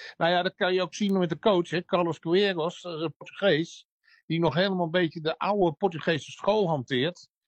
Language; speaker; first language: Dutch; native; Dutch